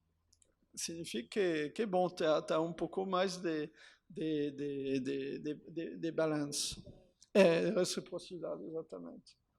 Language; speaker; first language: Portuguese; non-native, fluent; French